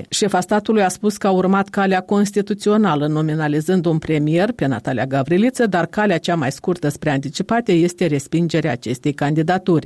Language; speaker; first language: Romanian; native; Romanian